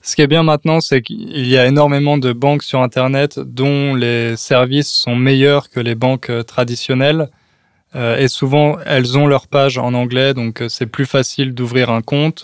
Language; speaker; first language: French; native; French